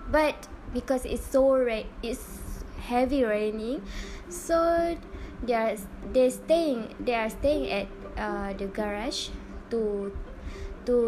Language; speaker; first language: English; non-native, learner; Malay